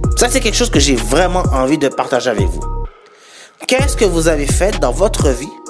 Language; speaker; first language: French; native; French